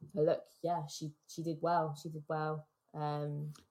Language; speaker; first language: English; native; English